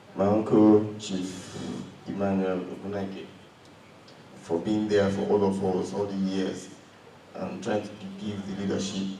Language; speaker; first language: English; non-native, local second language; Yoruba